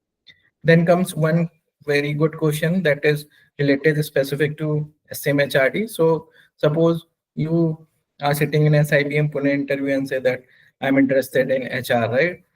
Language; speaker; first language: English; non-native, local second language; Hindi